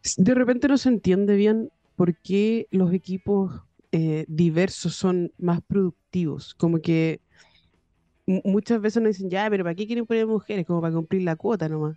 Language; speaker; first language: Spanish; native; Spanish